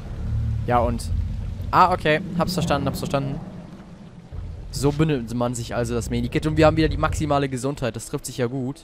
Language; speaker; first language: German; native; German